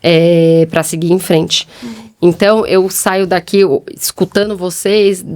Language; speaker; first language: Portuguese; native; Portuguese